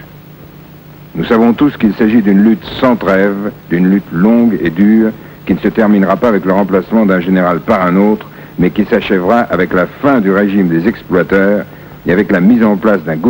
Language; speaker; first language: French; native; French